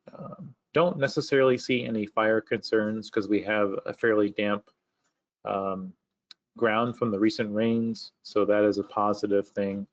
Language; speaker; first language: English; native; English